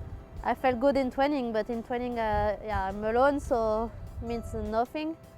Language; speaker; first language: English; non-native, fluent; French